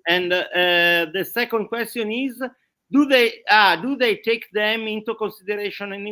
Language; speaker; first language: English; non-native, learner; Italian